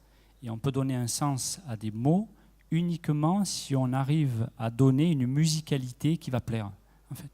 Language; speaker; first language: French; native; French